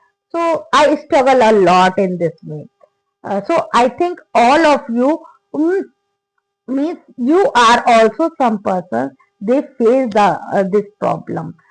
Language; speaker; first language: English; non-native, learner; Hindi